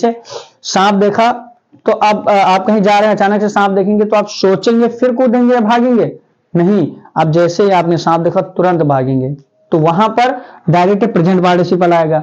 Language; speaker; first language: Hindi; native; Hindi